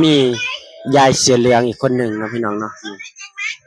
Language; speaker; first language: Thai; non-native, local second language; Northeastern Thai